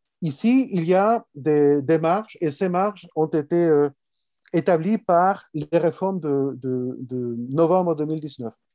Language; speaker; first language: French; non-native, fluent; Spanish